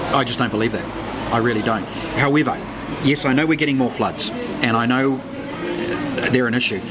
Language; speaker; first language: English; native; English